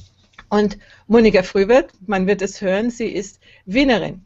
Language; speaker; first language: German; native; German